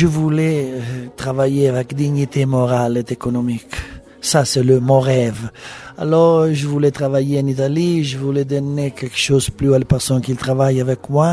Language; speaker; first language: French; non-native, learner; Italian